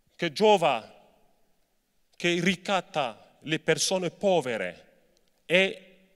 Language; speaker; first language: Italian; non-native, fluent; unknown